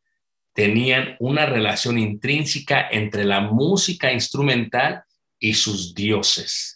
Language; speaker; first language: Spanish; native; Spanish